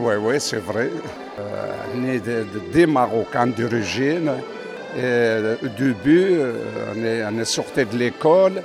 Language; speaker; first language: French; non-native, fluent; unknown